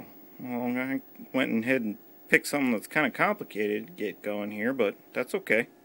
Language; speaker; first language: English; native; English